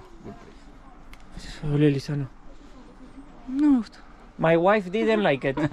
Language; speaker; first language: English; non-native, learner; Spanish